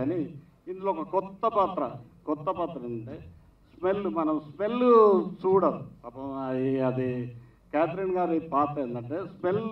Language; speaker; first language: Telugu; native; Telugu